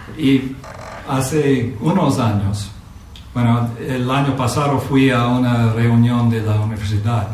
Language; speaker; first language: Spanish; non-native, fluent; English